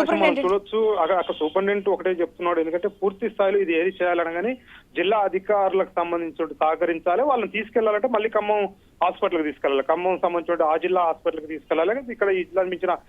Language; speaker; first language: Telugu; native; Telugu